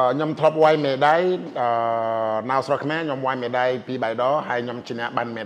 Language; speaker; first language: Khmer; non-native, fluent; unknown